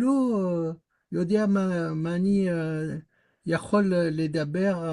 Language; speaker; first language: Hebrew; non-native, learner; French